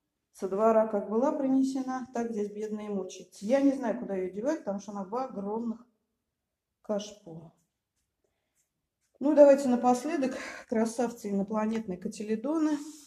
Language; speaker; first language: Russian; native; Russian